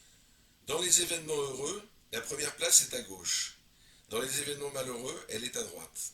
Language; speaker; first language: French; native; French